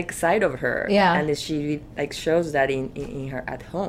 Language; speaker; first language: English; non-native, fluent; Japanese